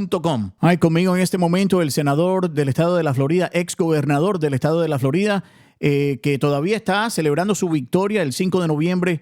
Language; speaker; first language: Spanish; native; Spanish